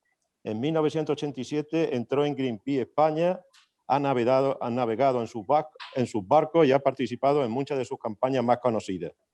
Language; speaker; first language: Spanish; native; Spanish